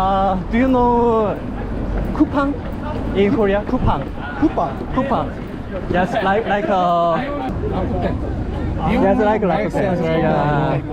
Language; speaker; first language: English; non-native, learner; Korean